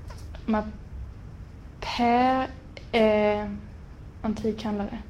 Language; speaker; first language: French; non-native, learner; Swedish